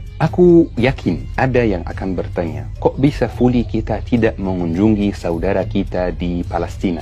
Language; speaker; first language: Indonesian; non-native, fluent; Arabic